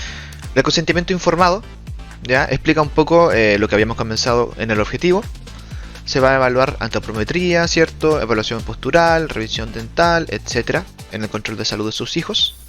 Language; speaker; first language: Spanish; native; Spanish